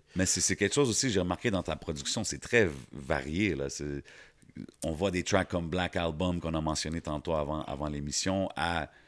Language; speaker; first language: French; native; French